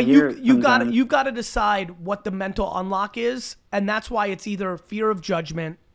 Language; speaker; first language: English; early bilingual, other home language; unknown